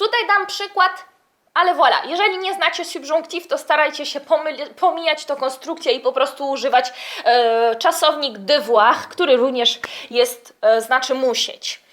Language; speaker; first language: Polish; early bilingual, heritage; Polish